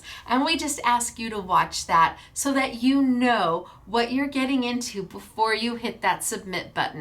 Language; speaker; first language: English; native; English